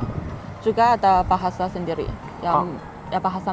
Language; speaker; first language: Indonesian; non-native, learner; Chinese